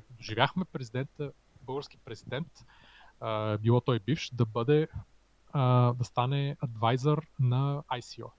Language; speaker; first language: Bulgarian; native; Bulgarian